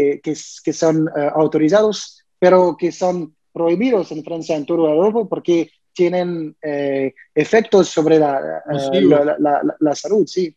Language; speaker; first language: Spanish; non-native, learner; French